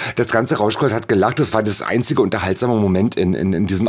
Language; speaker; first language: German; native; German